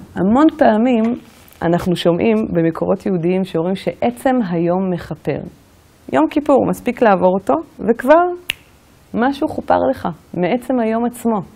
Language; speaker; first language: Hebrew; native; Hebrew